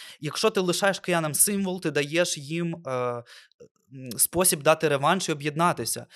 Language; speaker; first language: Ukrainian; non-native, local second language; Russian